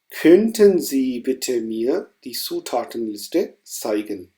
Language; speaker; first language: German; non-native, fluent; Urdu